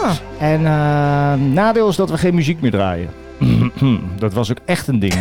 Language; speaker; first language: Dutch; native; Dutch